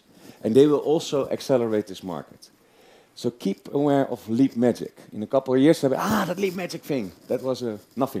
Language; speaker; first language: English; non-native, fluent; Dutch